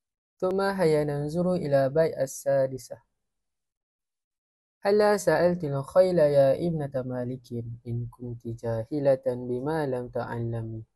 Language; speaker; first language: Arabic; non-native, learner; Malay